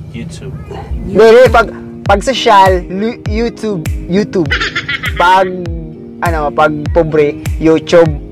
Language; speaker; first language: Filipino; non-native, local second language; Masbatenyo